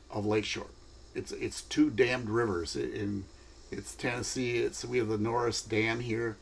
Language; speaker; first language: English; native; English